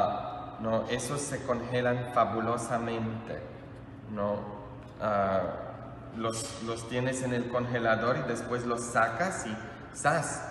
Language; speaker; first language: Spanish; non-native, fluent; English